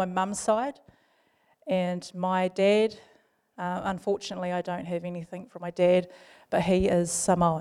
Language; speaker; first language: English; native; English